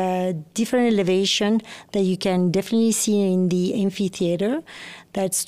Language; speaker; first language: English; non-native, fluent; French